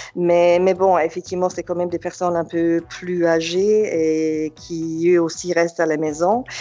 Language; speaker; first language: French; non-native, fluent; German